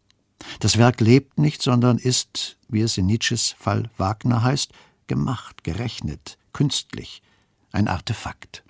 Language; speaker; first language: German; native; German